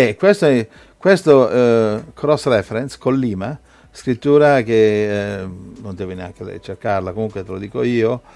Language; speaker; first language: Italian; native; Italian